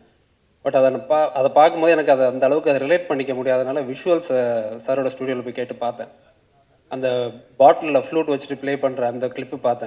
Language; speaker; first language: Tamil; native; Tamil